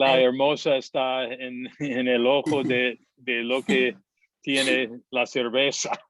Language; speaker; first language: Spanish; non-native, fluent; English